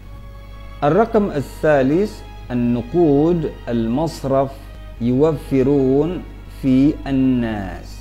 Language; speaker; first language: Arabic; non-native, fluent; Indonesian